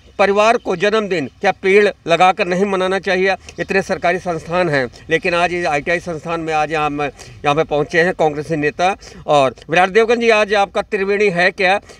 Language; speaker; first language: Hindi; native; Hindi